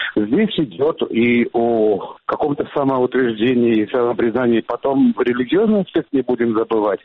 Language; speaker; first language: Russian; non-native, local second language; Georgian